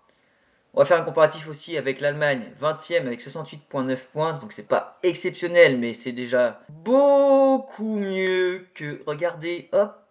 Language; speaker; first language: French; native; French